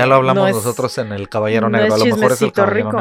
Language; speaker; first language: Spanish; native; Spanish